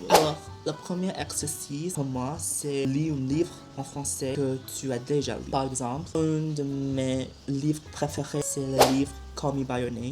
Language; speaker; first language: French; non-native, learner; Chinese